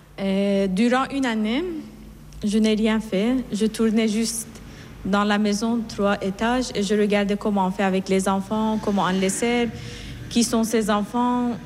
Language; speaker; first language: French; non-native, fluent; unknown